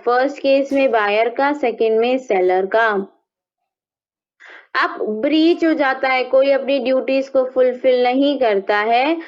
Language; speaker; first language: Hindi; native; Hindi